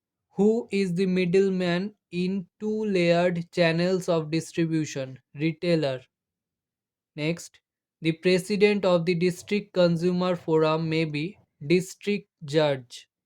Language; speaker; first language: English; non-native, local second language; Bangla